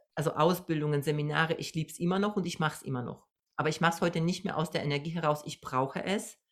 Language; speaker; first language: German; non-native, fluent; Polish